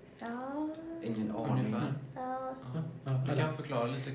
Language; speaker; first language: Swedish; early bilingual, other home language; German